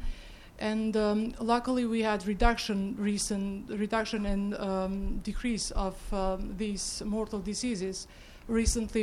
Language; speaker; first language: English; non-native, fluent; Albanian